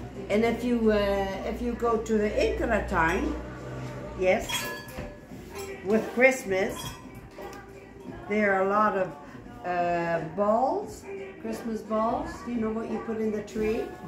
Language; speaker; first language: English; non-native, fluent; Dutch